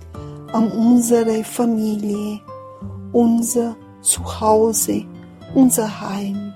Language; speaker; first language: German; non-native, fluent; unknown